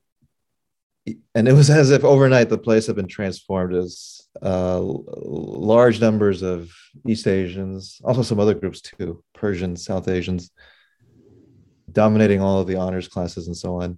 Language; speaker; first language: English; native; English